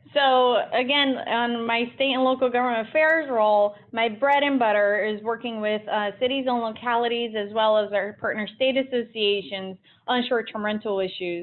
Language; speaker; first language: English; early bilingual, other home language; Portuguese